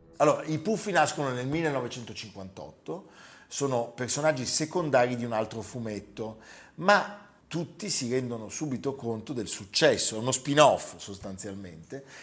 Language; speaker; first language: Italian; native; Italian